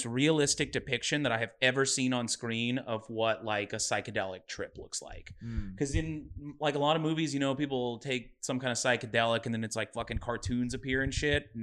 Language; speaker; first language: English; native; English